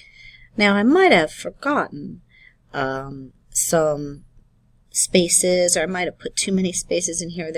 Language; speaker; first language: English; native; English